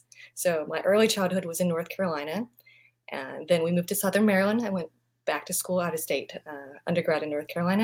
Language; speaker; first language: English; non-native, fluent; Vietnamese